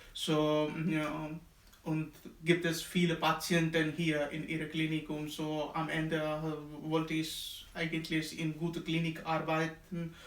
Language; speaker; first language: German; non-native, learner; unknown